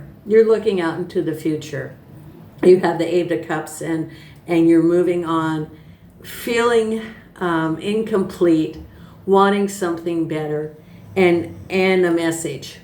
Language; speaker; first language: English; native; English